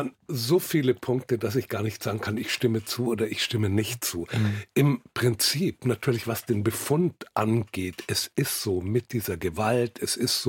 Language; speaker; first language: German; native; German